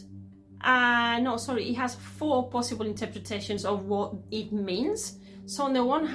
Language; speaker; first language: English; non-native, fluent; Spanish